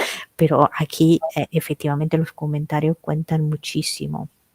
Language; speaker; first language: Spanish; non-native, fluent; Italian